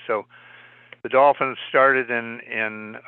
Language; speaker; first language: English; native; English